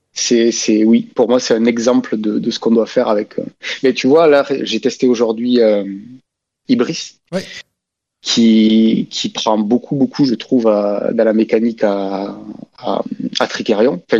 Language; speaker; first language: French; native; French